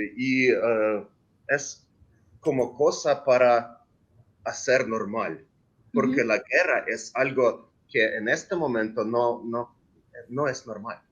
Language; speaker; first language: Spanish; non-native, learner; Ukrainian